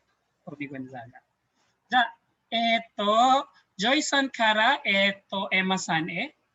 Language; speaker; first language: Japanese; non-native, learner; Filipino